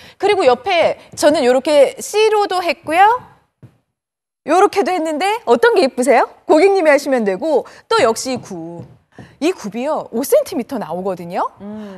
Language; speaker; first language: Korean; native; Korean